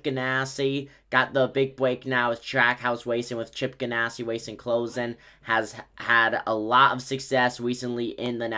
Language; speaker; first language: English; native; English